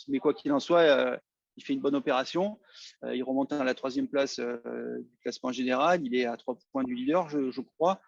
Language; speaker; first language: French; native; French